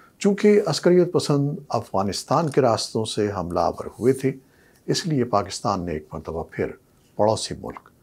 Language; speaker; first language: Urdu; native; Urdu